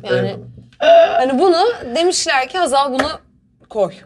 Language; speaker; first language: Turkish; native; Turkish